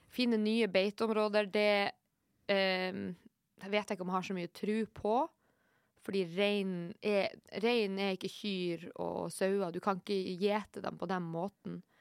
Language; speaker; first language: Norwegian; native; Norwegian